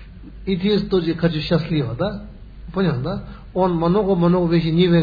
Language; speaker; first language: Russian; non-native, learner; Tibetan